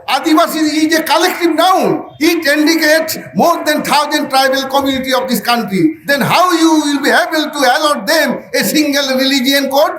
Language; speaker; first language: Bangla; non-native, local second language; Santali